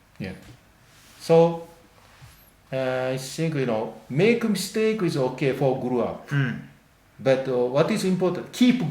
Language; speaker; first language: English; non-native, learner; Japanese